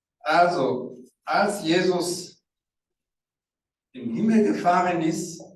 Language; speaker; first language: German; non-native, fluent; Rundi